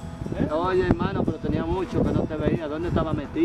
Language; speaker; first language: Spanish; native; Spanish